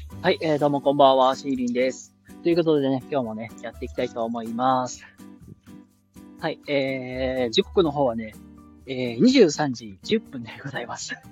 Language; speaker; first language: Japanese; native; Japanese